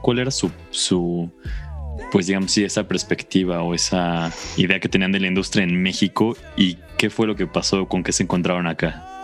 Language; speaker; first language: Spanish; native; Spanish